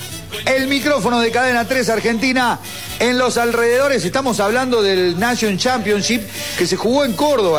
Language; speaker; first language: Spanish; native; Spanish